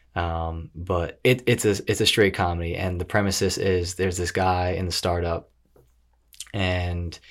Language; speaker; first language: English; native; English